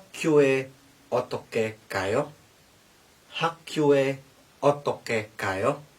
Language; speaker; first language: Korean; non-native, learner; Filipino